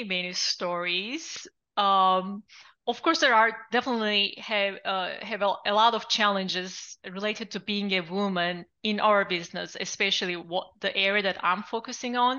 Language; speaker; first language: English; non-native, fluent; Turkish